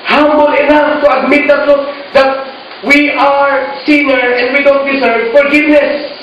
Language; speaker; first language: English; non-native, local second language; Filipino